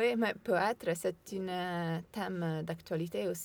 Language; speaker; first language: French; non-native, learner; Italian